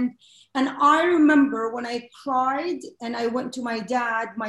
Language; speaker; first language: English; non-native, fluent; Arabic